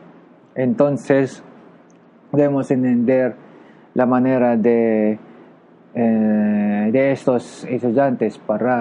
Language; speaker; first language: Spanish; non-native, learner; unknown